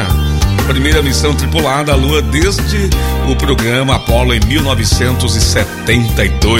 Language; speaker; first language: Portuguese; native; Portuguese